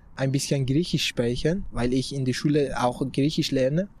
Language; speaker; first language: German; non-native, fluent; Persian